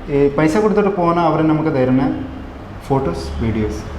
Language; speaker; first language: Malayalam; non-native, fluent; Nepali